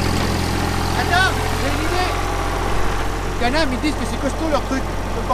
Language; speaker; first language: French; native; French